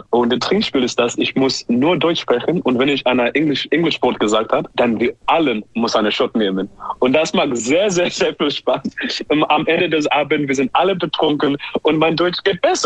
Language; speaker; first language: German; non-native, learner; English